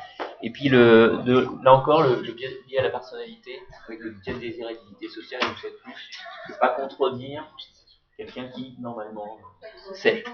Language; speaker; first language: French; native; French